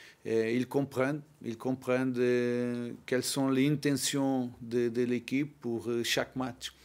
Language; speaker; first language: French; non-native, learner; Portuguese